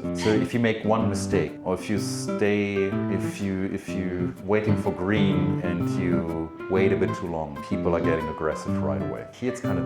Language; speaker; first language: English; non-native, fluent; German